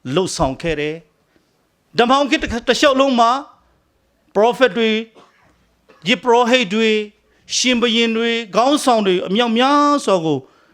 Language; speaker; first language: Burmese; non-native, local second language; Hakha Chin